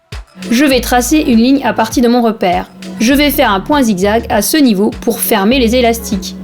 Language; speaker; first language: French; native; French